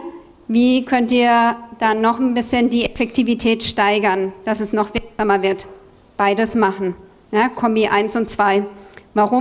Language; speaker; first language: German; native; German